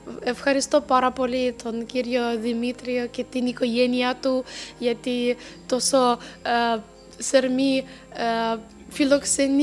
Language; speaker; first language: Greek; non-native, fluent; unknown